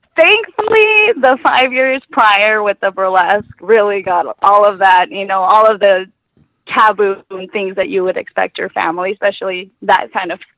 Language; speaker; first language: English; early bilingual, other home language; Spanish